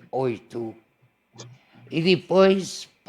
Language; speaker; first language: Portuguese; non-native, learner; Arabic